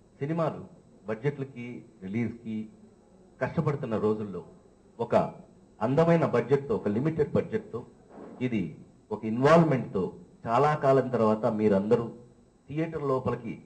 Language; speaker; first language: Telugu; native; Telugu